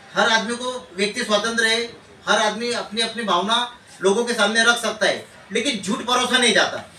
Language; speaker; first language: Hindi; non-native, local second language; Marathi